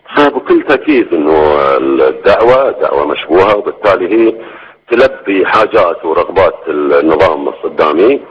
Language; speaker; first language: Arabic; native; Arabic